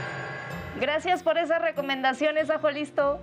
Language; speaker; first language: Spanish; native; Spanish